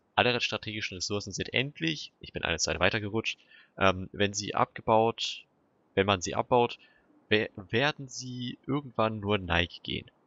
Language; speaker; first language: German; native; German